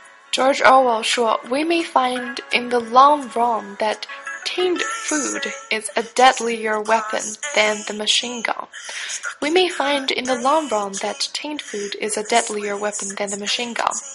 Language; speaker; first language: English; non-native, fluent; Chinese